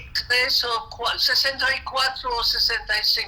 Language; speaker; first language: Spanish; non-native, fluent; English